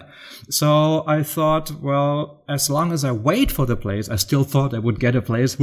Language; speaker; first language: English; non-native, fluent; German